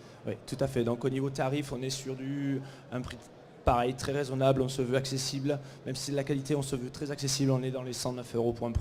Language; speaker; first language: French; native; French